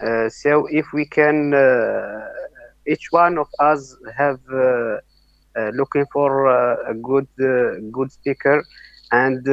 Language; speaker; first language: English; non-native, learner; Arabic